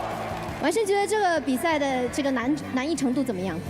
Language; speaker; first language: Chinese; native; Chinese